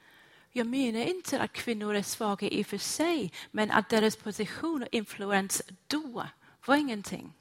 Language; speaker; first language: Swedish; non-native, fluent; English